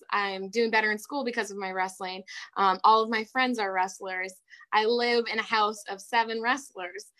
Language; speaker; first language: English; native; English